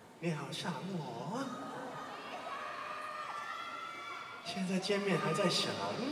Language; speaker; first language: Chinese; non-native, local second language; Cantonese